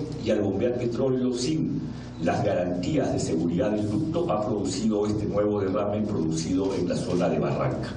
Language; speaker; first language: Spanish; native; Spanish